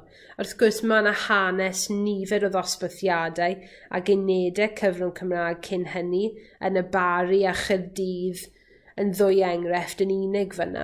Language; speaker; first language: Welsh; native; Welsh